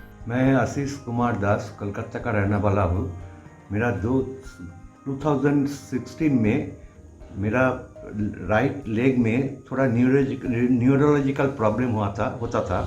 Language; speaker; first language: Hindi; non-native, local second language; Bangla